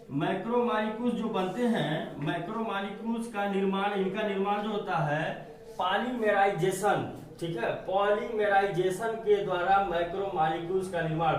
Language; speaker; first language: Hindi; native; Hindi